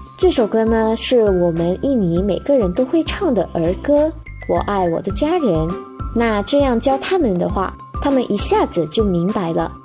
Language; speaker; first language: Chinese; early bilingual, heritage; Indonesian